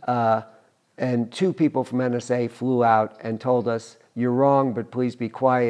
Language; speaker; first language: English; native; English